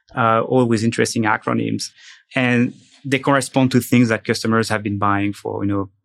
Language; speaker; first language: English; non-native, fluent; French